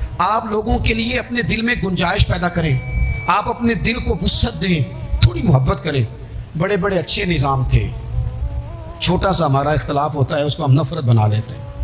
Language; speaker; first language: Urdu; non-native, local second language; Punjabi